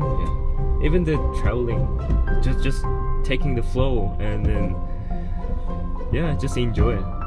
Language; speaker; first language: English; non-native, learner; Korean